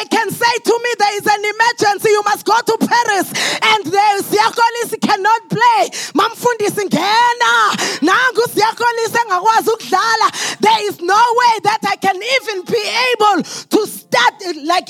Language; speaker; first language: English; non-native, local second language; Zulu